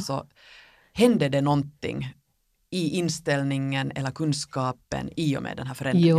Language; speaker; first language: Swedish; native; Swedish